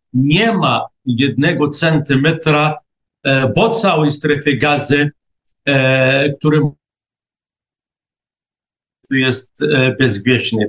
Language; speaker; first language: Polish; non-native, fluent; Arabic